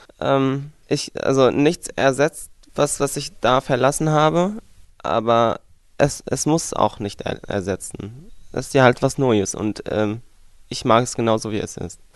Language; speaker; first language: German; non-native, fluent; Arabic